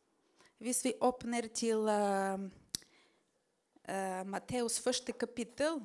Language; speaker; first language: Norwegian; non-native, fluent; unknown